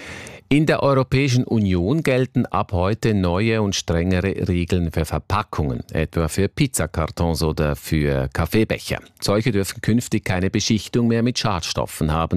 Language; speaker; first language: German; native; German